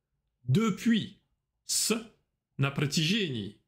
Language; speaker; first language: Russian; non-native, fluent; French